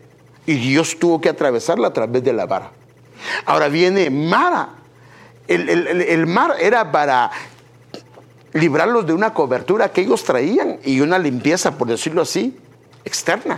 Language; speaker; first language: Spanish; native; Spanish